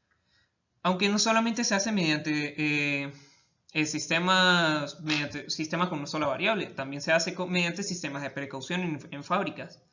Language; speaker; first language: Spanish; native; Spanish